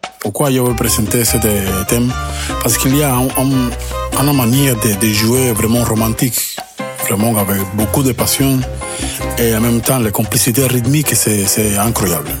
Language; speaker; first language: French; non-native, learner; Spanish